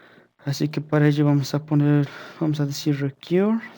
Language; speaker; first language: Spanish; native; Spanish